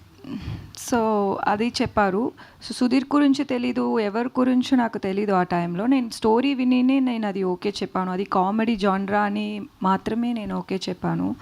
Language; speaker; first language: Telugu; non-native, learner; Tamil